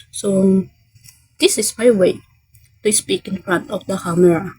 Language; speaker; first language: English; non-native, learner; Filipino